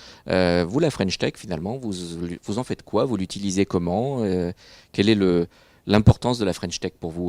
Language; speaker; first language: French; native; French